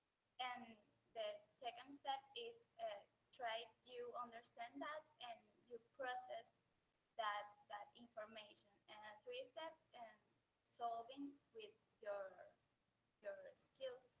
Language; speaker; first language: English; non-native, learner; Spanish